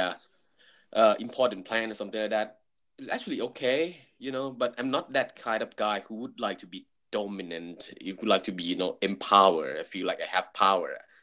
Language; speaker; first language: English; non-native, fluent; Thai